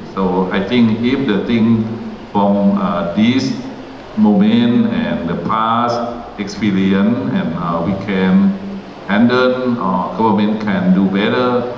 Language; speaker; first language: English; non-native, learner; Thai